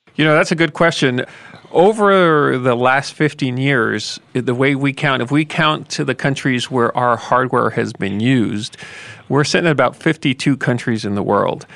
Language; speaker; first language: English; native; English